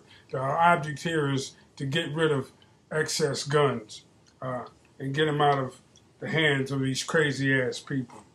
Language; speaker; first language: English; native; English